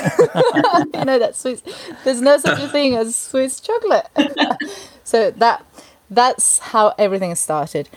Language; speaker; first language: English; native; English